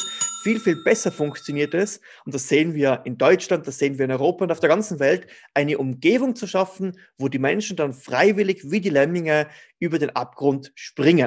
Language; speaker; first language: German; native; German